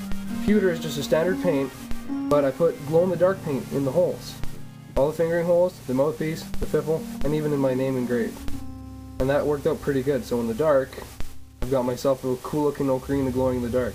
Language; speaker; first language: English; native; English